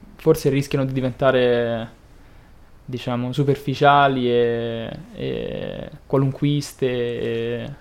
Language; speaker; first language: Italian; native; Italian